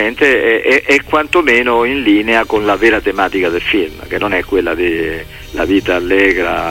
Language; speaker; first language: Italian; native; Italian